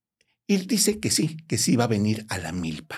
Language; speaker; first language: Spanish; native; Spanish